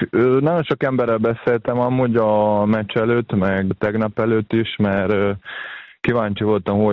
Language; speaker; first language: Hungarian; non-native, fluent; Serbian